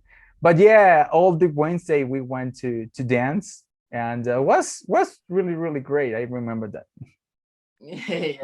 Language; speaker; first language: English; non-native, learner; Spanish